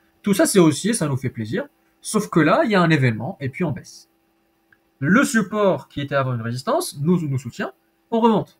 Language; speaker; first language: French; native; French